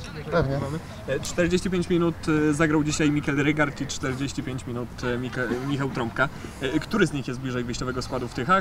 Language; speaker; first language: Polish; native; Polish